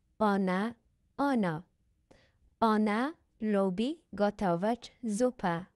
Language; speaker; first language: Polish; non-native, fluent; Persian